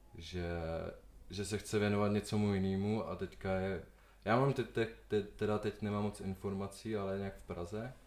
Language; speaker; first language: Czech; early bilingual, other home language; Slovak